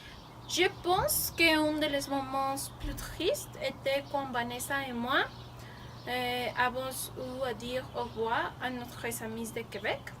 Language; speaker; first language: French; non-native, learner; Spanish